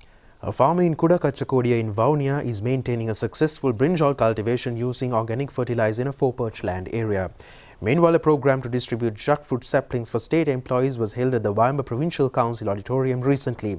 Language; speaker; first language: English; non-native, local second language; Sinhala